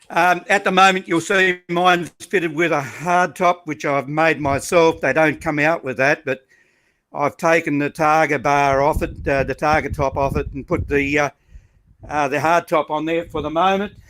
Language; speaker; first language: English; native; English